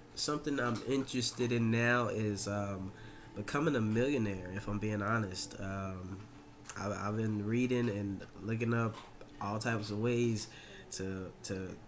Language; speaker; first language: English; native; English